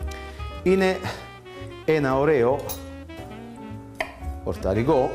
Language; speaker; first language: Greek; non-native, learner; Italian